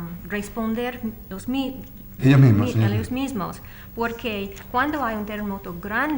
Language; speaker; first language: Spanish; non-native, fluent; English